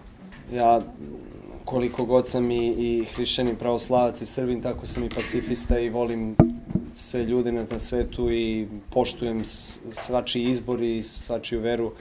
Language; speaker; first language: Serbian; native; Serbian